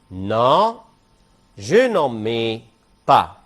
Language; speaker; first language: French; non-native, fluent; Arabic